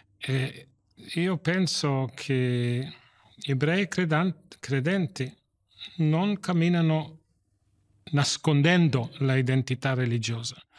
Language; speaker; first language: Italian; non-native, fluent; English